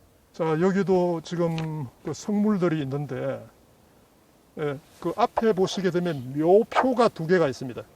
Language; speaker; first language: Korean; native; Korean